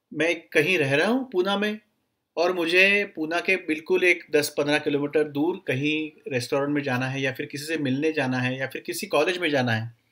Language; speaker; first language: Hindi; non-native, local second language; Marathi